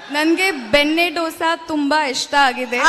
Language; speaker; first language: Kannada; non-native, learner; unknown